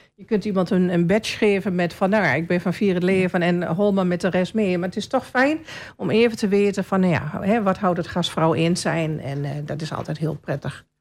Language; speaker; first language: Dutch; native; Dutch